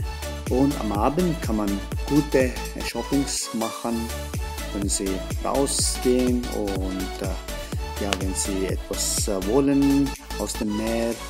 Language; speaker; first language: German; non-native, learner; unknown